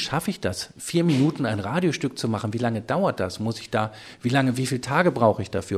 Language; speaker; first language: German; native; German